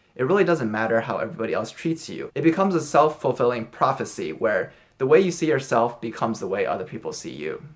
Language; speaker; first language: English; early bilingual, other home language; Chinese